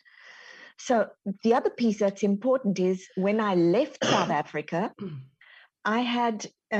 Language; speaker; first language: English; native; English